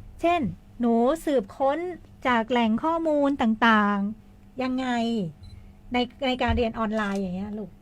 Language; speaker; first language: Thai; native; Thai